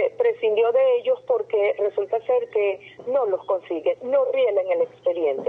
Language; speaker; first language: Spanish; native; Spanish